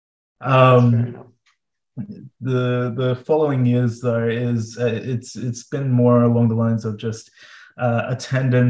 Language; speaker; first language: English; native; English